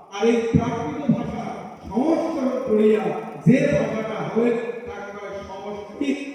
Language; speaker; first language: Bangla; non-native, local second language; Rangpuri